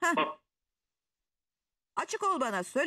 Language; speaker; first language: Turkish; native; Turkish